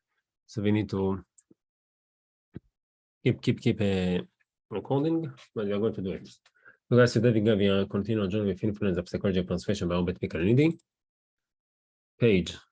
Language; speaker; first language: English; non-native, learner; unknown